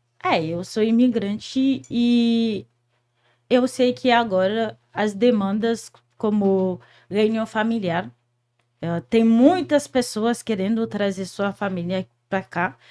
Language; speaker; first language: Portuguese; non-native, fluent; Haitian Creole